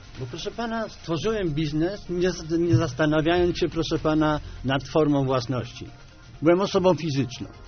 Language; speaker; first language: Polish; native; Polish